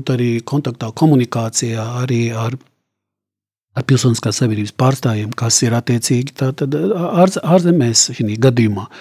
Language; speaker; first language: Latvian; native; Latvian